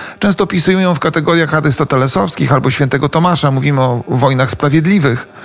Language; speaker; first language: Polish; native; Polish